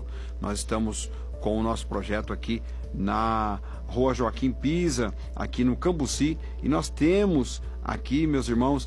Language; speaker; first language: Portuguese; native; Portuguese